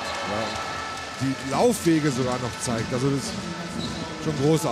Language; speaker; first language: German; native; German